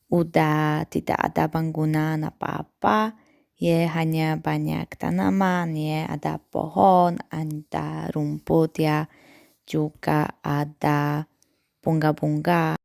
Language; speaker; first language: Indonesian; non-native, fluent; Polish